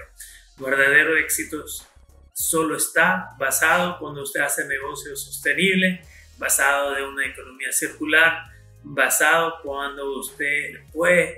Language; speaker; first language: Spanish; non-native, fluent; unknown